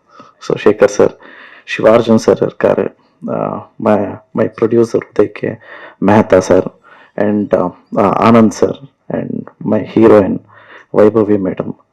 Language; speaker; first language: Tamil; non-native, learner; Kannada